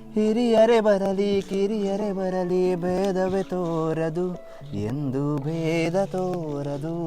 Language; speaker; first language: Kannada; non-native, local second language; Konkani